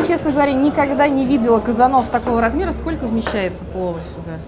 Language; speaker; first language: Russian; native; Russian